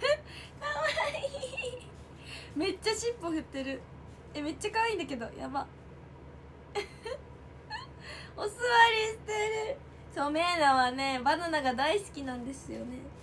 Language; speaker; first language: Japanese; native; Japanese